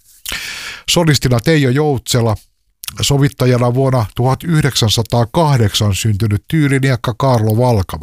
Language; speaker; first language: Finnish; native; Finnish